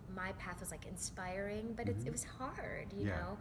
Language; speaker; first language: English; native; English